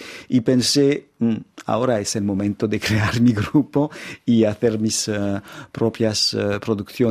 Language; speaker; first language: Spanish; non-native, fluent; French